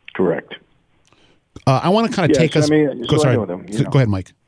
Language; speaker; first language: English; native; English